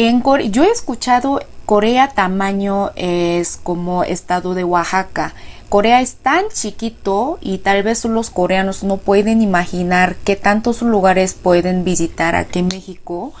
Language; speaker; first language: Spanish; non-native, fluent; Korean